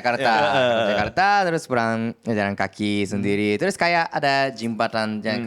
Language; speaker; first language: Indonesian; non-native, learner; Japanese